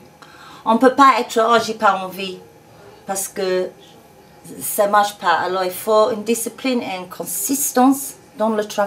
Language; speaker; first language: French; non-native, fluent; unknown